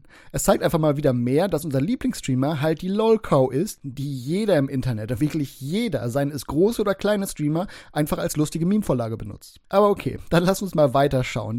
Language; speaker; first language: German; native; German